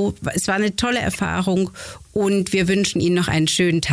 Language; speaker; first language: German; native; German